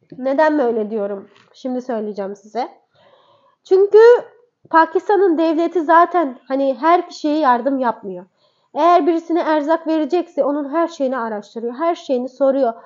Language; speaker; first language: Turkish; native; Turkish